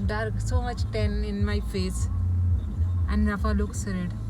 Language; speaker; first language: English; non-native, local second language; Hindi